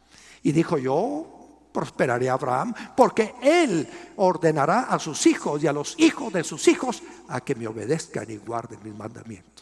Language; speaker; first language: Spanish; native; Spanish